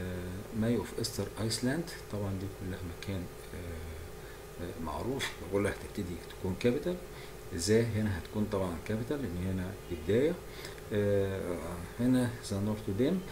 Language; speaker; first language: Arabic; native; Arabic